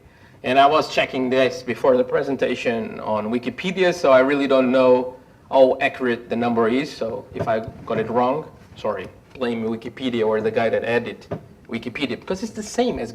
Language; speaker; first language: English; non-native, fluent; Portuguese